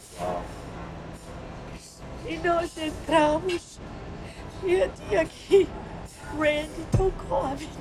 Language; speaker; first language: Portuguese; non-native, learner; English